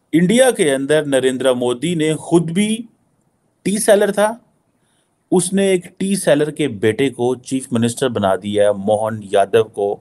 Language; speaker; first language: Urdu; native; Urdu